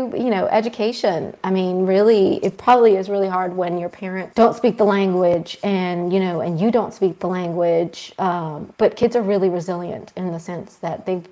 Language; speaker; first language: English; early bilingual, other home language; Spanish